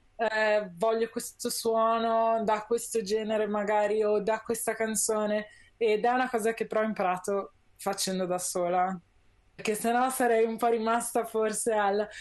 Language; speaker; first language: Italian; native; Italian